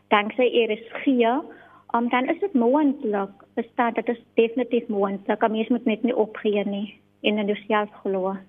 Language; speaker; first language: Afrikaans; native; Afrikaans